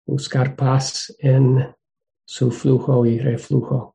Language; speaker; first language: Spanish; non-native, fluent; English